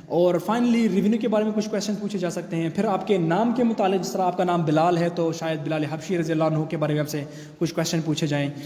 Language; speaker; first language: Urdu; non-native, local second language; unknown